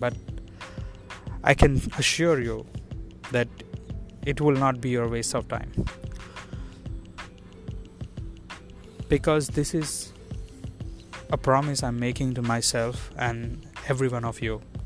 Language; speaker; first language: English; non-native, local second language; Marathi